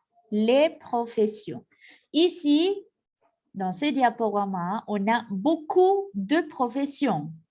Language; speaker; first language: French; non-native, fluent; Spanish